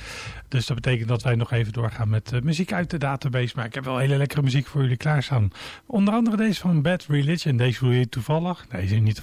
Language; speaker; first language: Dutch; native; Dutch